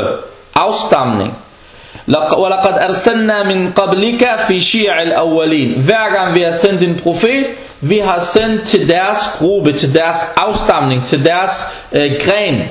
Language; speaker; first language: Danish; non-native, fluent; Arabic